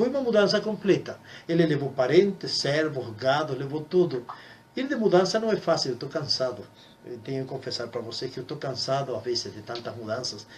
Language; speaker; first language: Portuguese; non-native, fluent; Spanish